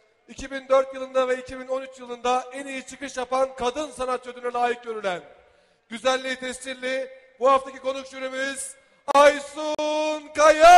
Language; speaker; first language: Turkish; native; Turkish